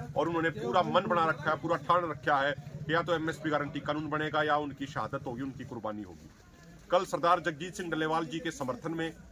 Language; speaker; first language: Hindi; native; Hindi